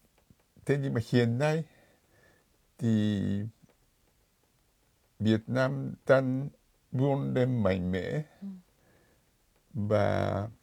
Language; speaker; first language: Vietnamese; non-native, fluent; Japanese